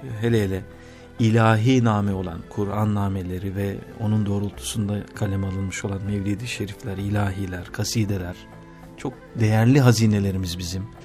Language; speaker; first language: Turkish; native; Turkish